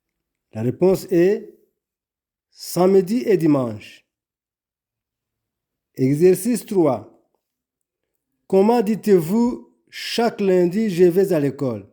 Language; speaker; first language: French; non-native, local second language; Kinyarwanda